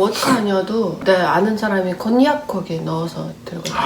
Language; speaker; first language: Korean; non-native, fluent; Russian